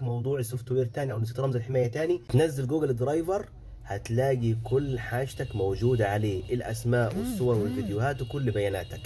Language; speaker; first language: Arabic; native; Arabic